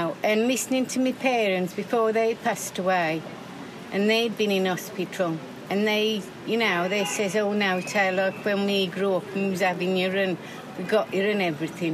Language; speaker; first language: English; non-native, local second language; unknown